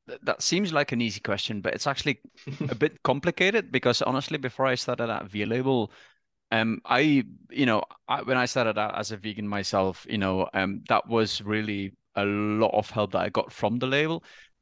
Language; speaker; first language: English; non-native, fluent; Dutch